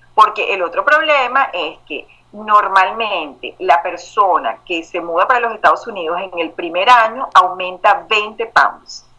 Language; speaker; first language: Spanish; native; Spanish